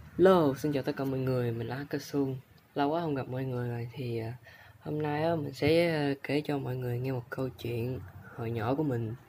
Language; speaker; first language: Vietnamese; native; Vietnamese